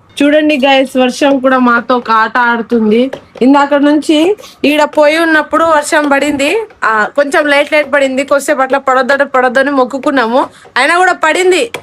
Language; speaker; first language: Telugu; non-native, local second language; Lambadi